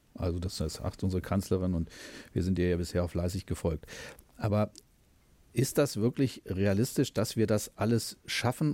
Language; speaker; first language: German; native; German